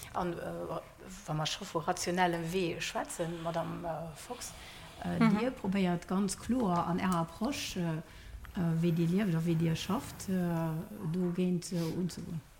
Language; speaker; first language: Luxembourgish; native; Luxembourgish